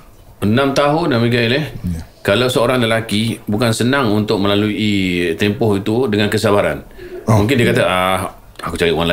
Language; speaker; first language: Malay; native; Malay